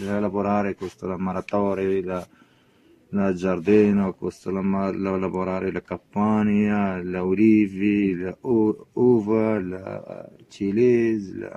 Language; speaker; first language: Italian; non-native, learner; Arabic